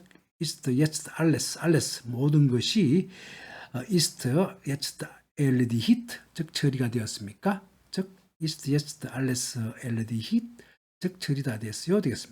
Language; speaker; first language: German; non-native, learner; Korean